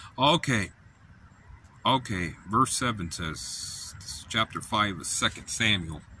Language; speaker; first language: English; native; English